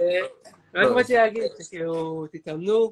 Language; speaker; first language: Hebrew; native; Hebrew